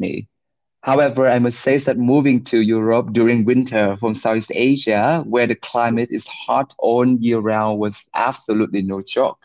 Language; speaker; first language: English; non-native, fluent; Vietnamese